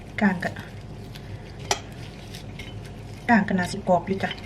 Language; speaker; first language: Thai; native; Thai